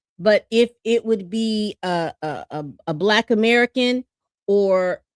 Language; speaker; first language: English; native; English